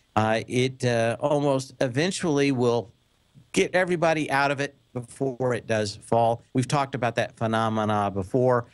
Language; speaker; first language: English; native; English